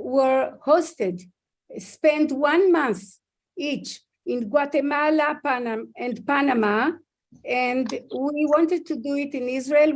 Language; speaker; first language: English; non-native, fluent; Hebrew